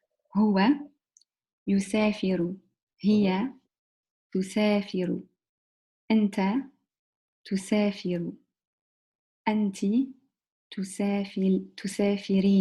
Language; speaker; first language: Arabic; non-native, learner; English